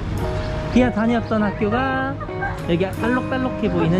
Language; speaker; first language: Korean; native; Korean